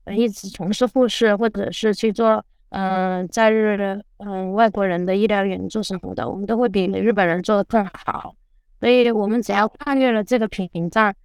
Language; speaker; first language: Chinese; native; Chinese